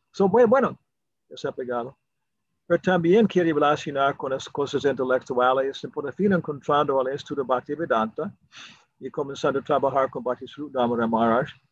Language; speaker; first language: Spanish; non-native, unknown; English